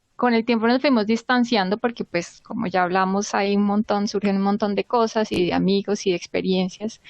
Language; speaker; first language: Spanish; native; Spanish